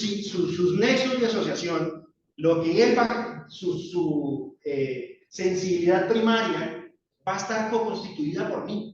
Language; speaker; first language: Spanish; native; Spanish